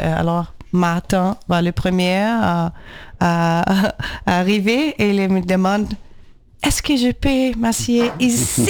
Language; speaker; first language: French; non-native, learner; Portuguese